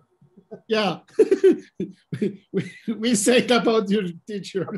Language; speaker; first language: English; non-native, learner; Spanish